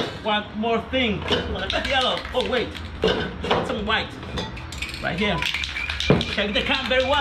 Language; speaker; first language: English; non-native, fluent; Spanish